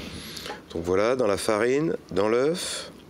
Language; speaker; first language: French; native; French